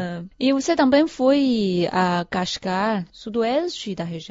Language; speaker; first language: Portuguese; non-native, fluent; Chinese